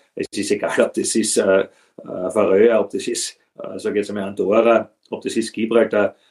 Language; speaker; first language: German; native; German